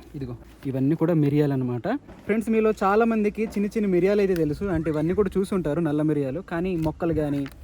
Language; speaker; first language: Telugu; non-native, local second language; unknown